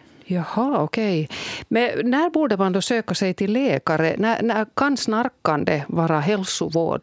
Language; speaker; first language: Swedish; native; Swedish